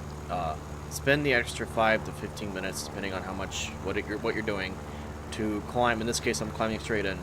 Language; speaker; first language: English; native; English